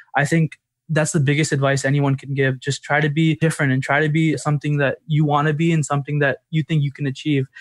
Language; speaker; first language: English; native; English